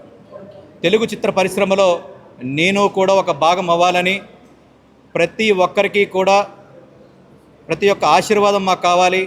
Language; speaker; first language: Telugu; native; Telugu